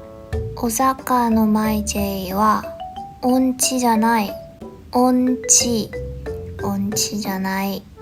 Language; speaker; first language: Japanese; non-native, learner; Korean